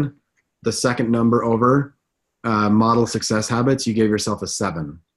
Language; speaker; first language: English; native; English